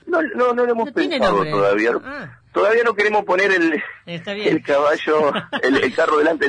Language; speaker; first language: Spanish; native; Spanish